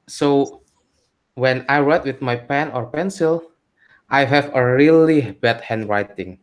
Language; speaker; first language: English; non-native, learner; Indonesian